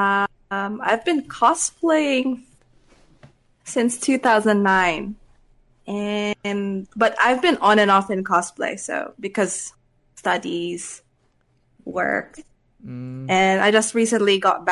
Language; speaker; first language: English; non-native, local second language; Cebuano